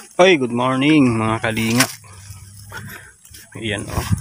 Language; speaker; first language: Filipino; native; Filipino